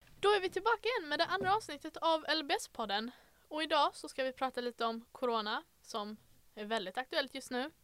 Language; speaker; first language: Swedish; native; Swedish